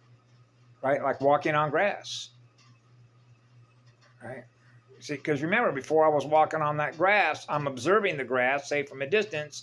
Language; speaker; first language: English; native; English